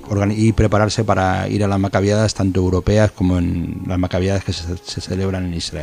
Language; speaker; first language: Spanish; native; Spanish